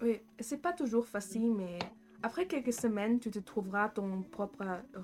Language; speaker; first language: French; non-native, fluent; German